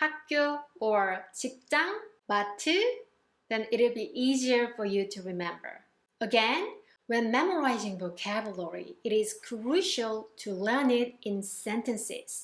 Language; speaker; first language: English; non-native, fluent; Korean